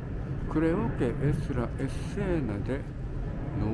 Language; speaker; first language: Spanish; non-native, learner; Japanese